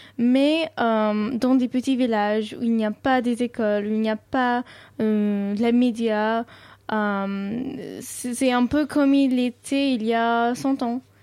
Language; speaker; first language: French; non-native, fluent; Sindhi